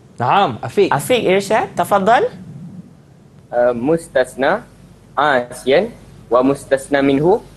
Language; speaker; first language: Arabic; non-native, fluent; Malay